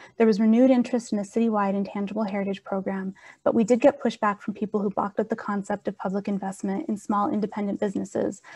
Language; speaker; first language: English; native; English